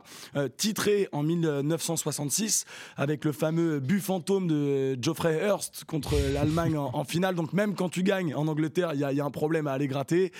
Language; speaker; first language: French; native; French